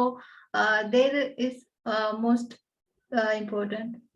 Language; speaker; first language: English; non-native, learner; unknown